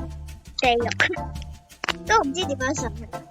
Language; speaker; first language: Chinese; early bilingual, heritage; Cantonese